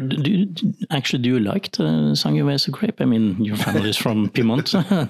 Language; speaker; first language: English; non-native, fluent; Norwegian